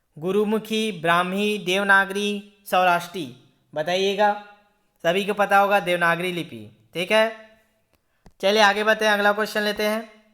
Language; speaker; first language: Hindi; native; Hindi